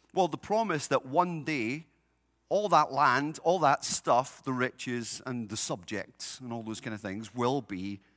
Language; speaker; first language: English; native; English